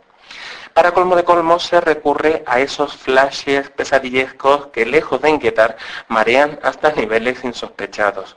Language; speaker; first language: Spanish; native; Spanish